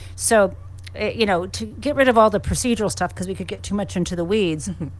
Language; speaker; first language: English; native; English